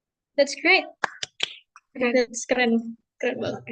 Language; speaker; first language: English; non-native, fluent; Indonesian